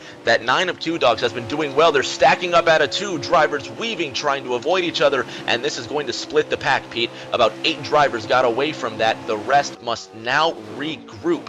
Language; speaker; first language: English; native; English